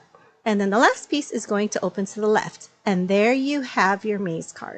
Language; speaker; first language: English; native; English